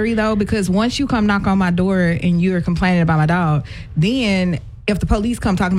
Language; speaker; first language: English; native; English